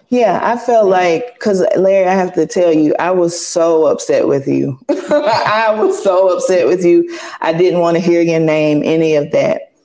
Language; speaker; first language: English; native; English